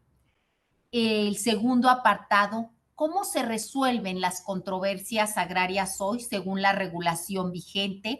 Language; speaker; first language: Spanish; native; Spanish